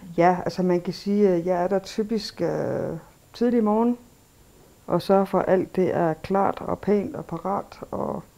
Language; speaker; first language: Danish; early bilingual, other home language; Kalaallisut